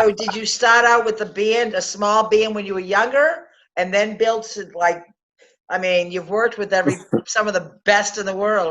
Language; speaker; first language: English; native; English